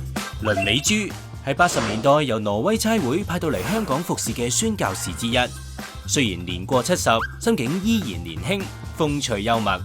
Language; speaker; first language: Cantonese; native; Cantonese